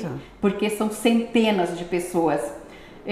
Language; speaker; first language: Portuguese; native; Portuguese